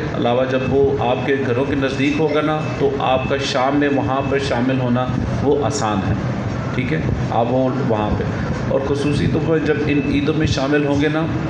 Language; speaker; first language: Urdu; non-native, local second language; Punjabi